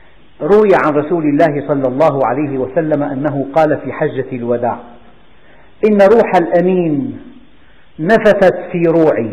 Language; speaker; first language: Arabic; native; Arabic